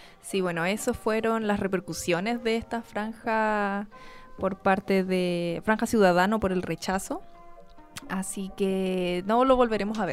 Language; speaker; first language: Spanish; native; Spanish